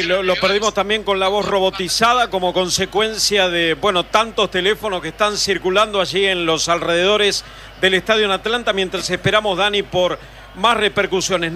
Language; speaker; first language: Spanish; native; Spanish